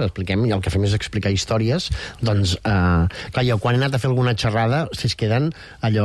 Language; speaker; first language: Catalan; native; Catalan